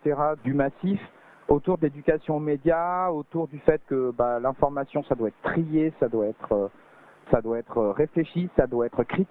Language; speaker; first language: French; native; French